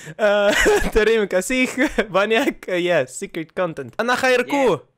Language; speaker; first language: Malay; non-native, learner; Russian